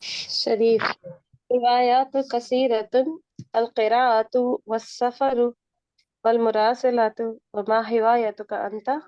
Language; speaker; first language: Arabic; non-native, learner; Urdu